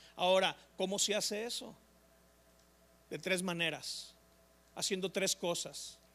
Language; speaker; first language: Spanish; native; Spanish